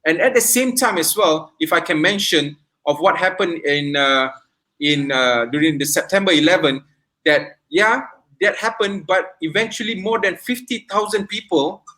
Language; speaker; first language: English; non-native, local second language; Malay